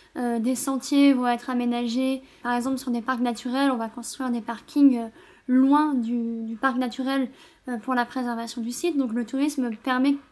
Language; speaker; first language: French; native; French